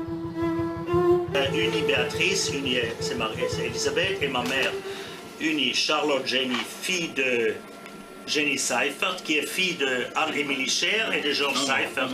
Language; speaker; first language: French; native; French